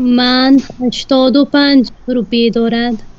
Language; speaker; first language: Persian; non-native, learner; Urdu